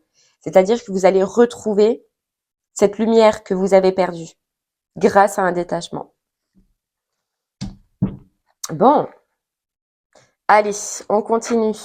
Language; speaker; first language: French; native; French